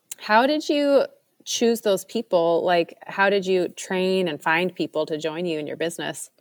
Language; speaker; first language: English; native; English